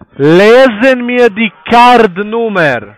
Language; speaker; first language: German; non-native, learner; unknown